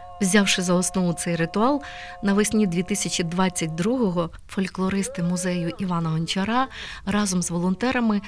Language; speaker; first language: Ukrainian; native; Ukrainian